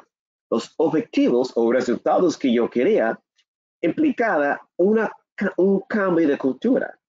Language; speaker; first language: Spanish; non-native, learner; English